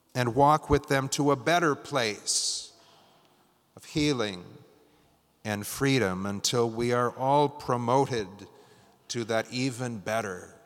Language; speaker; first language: English; native; English